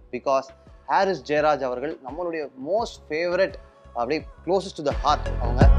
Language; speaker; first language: Tamil; native; Tamil